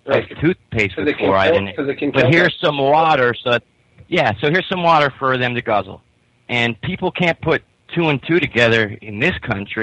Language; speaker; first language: English; native; English